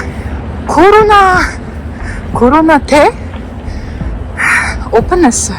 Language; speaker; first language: Korean; non-native, learner; Ukrainian